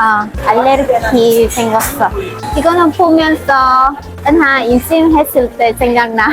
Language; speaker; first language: Korean; non-native, learner; Vietnamese